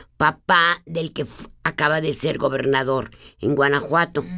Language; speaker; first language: Spanish; native; Spanish